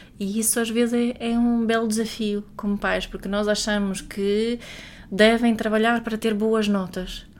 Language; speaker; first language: Portuguese; non-native, fluent; English